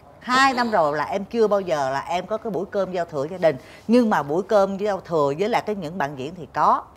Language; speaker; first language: Vietnamese; native; Vietnamese